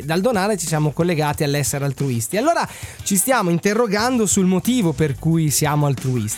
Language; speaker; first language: Italian; native; Italian